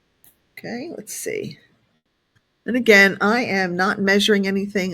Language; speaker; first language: English; native; English